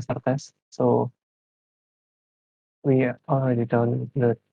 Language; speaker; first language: English; non-native, learner; Indonesian